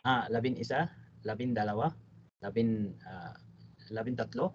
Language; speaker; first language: Filipino; non-native, learner; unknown